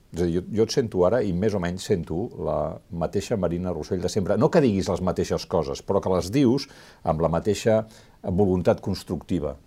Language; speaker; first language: Catalan; native; Catalan